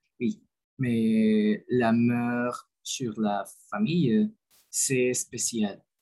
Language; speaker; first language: French; non-native, learner; Spanish